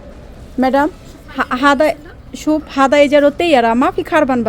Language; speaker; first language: Arabic; non-native, learner; Bangla